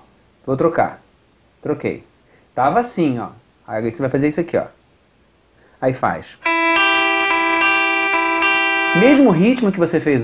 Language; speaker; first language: Portuguese; native; Portuguese